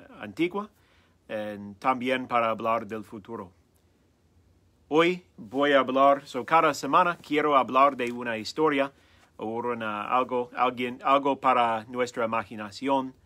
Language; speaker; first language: Spanish; non-native, fluent; English